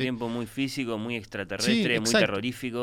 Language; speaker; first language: Spanish; native; Spanish